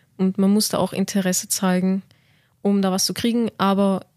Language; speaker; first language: German; native; German